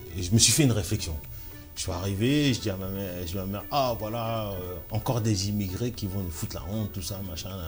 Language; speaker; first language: French; early bilingual, other home language; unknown